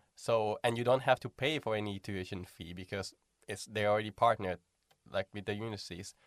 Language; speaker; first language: English; non-native, fluent; Thai